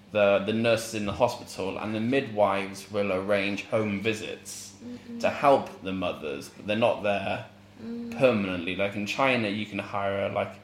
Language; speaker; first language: English; non-native, fluent; Arabic